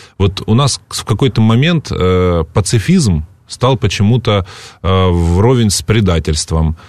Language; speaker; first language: Russian; native; Russian